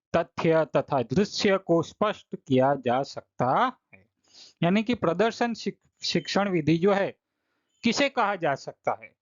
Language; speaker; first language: Hindi; non-native, local second language; Gujarati